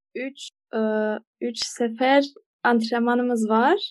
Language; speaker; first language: Turkish; early bilingual, heritage; Turkish